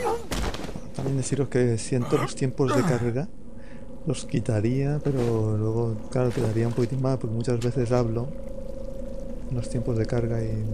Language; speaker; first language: Spanish; native; Spanish